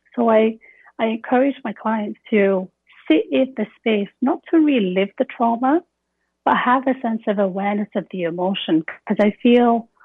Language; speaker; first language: English; native; English